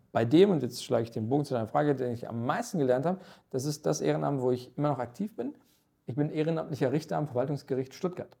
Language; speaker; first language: German; early bilingual, other home language; Turkish